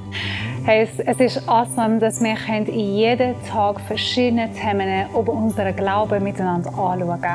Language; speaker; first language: German; non-native, fluent; Persian